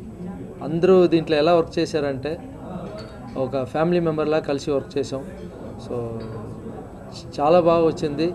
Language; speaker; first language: Telugu; non-native, fluent; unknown